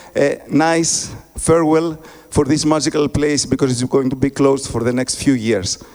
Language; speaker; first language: English; non-native, fluent; Greek